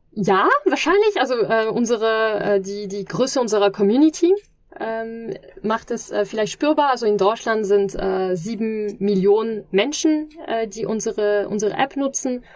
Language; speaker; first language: German; non-native, fluent; French